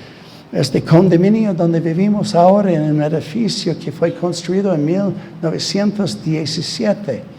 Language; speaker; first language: Spanish; non-native, fluent; English